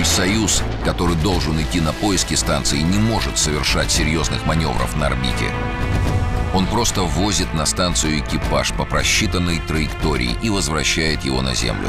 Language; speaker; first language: Russian; native; Russian